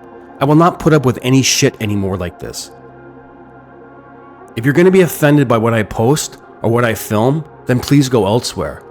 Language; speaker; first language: English; native; English